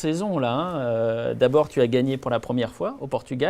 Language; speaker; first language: French; native; French